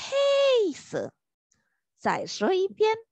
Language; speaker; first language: Chinese; non-native, fluent; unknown